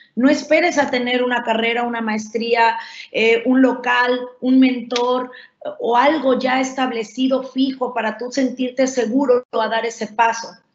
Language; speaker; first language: Spanish; native; Spanish